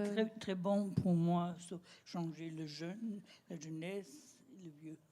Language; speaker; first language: French; non-native, learner; German